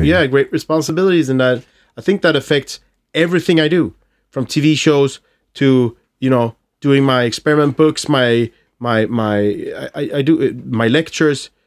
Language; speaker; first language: English; non-native, fluent; Swedish